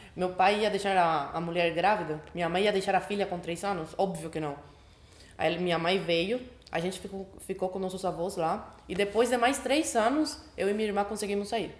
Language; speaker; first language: Portuguese; early bilingual, other home language; Spanish